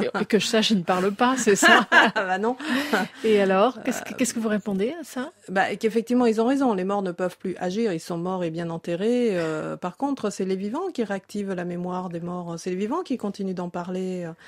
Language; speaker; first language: French; native; French